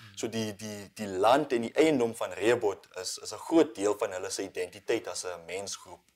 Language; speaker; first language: Afrikaans; non-native, local second language; English